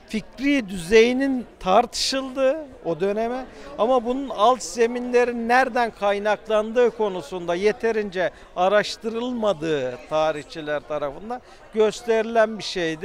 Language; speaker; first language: Turkish; native; Turkish